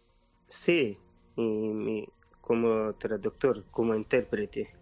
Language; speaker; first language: Spanish; non-native, learner; Persian